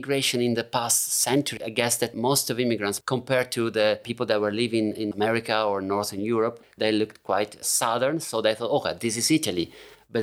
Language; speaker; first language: English; non-native, fluent; Italian